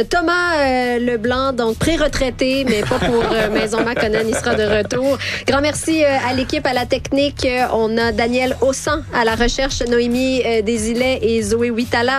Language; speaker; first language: French; native; French